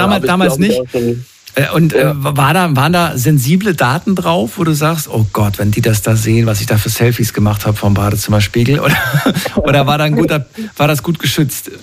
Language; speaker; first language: German; native; German